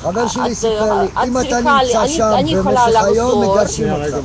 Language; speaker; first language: Hebrew; native; Hebrew